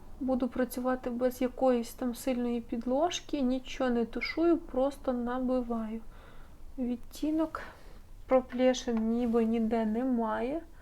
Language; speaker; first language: Ukrainian; non-native, local second language; Russian